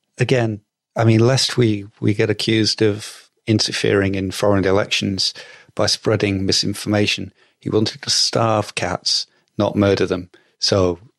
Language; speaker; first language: English; native; English